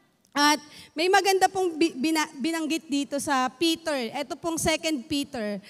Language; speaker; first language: Filipino; native; Filipino